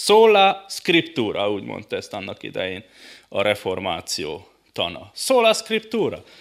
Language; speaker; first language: Hungarian; native; Hungarian